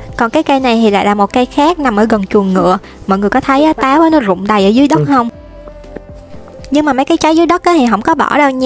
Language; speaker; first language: Vietnamese; native; Vietnamese